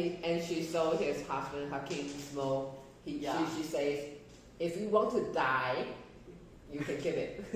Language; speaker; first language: English; non-native, learner; Chinese